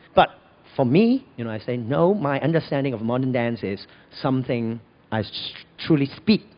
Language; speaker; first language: English; non-native, local second language; Cantonese